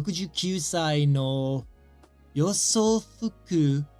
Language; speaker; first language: Japanese; non-native, learner; English